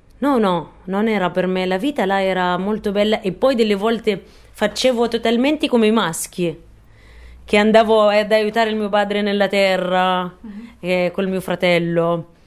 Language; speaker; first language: Italian; non-native, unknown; Arabic